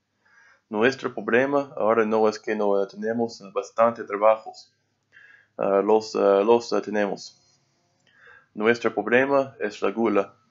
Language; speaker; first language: Spanish; non-native, learner; English